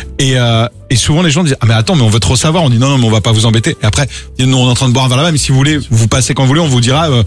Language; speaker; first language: French; native; French